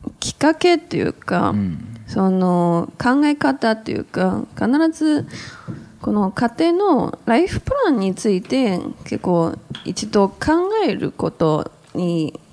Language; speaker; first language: Japanese; non-native, fluent; Chinese